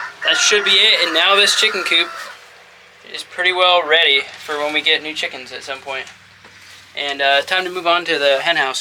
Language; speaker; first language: English; native; English